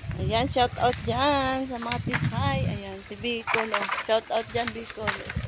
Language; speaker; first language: Filipino; native; Filipino